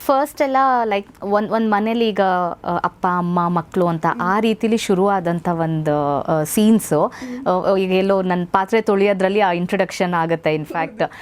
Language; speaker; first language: Kannada; native; Kannada